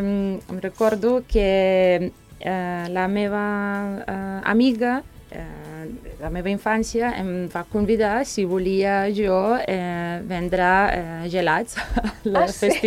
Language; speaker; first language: Catalan; non-native, fluent; Serbian